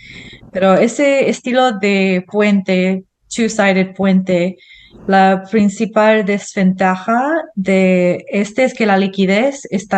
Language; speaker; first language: Spanish; non-native, fluent; English